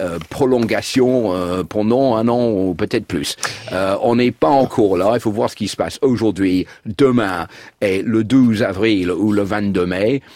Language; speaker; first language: French; non-native, fluent; English